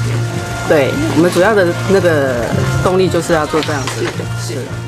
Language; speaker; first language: Chinese; native; Chinese